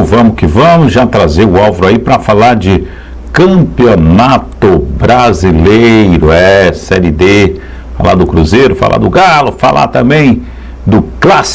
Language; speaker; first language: Portuguese; native; Portuguese